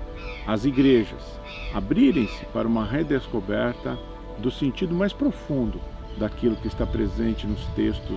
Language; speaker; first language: Portuguese; native; Portuguese